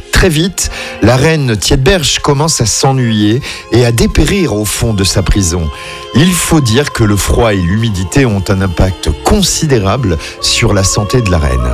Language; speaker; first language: French; native; French